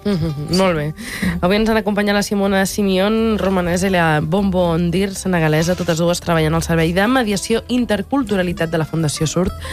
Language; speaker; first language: Catalan; native; Catalan